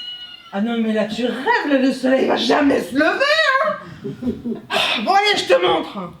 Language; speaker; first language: French; native; French